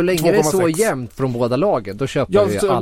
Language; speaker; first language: Swedish; native; Swedish